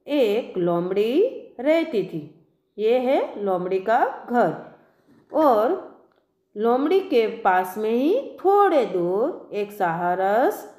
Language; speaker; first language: Hindi; non-native, local second language; Gujarati